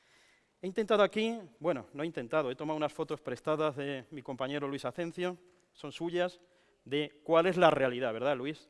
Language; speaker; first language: Spanish; native; Spanish